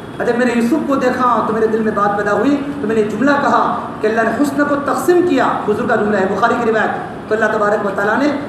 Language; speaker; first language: Urdu; non-native, local second language; Gujarati